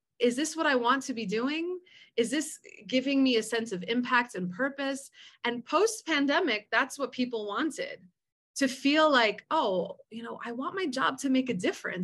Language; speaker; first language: English; early bilingual, other home language; Spanish